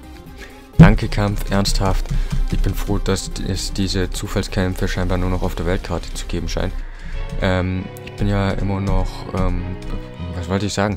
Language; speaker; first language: German; native; German